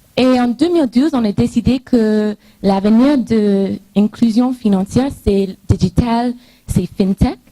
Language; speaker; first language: French; non-native, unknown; English